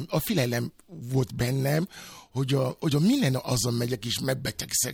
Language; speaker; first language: Hungarian; non-native, fluent; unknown